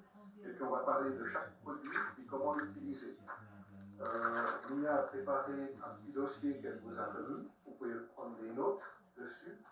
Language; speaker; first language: French; native; French